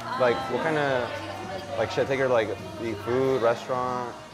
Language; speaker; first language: English; early bilingual, other home language; Spanish